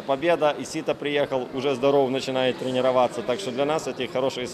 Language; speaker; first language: Russian; native; Russian